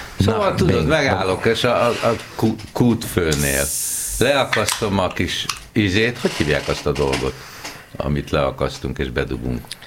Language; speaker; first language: Hungarian; native; Hungarian